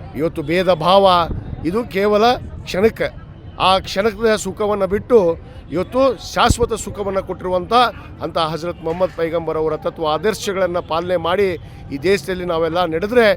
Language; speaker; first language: Kannada; native; Kannada